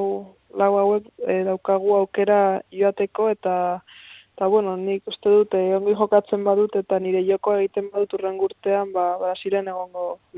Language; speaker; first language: Basque; non-native, local second language; Spanish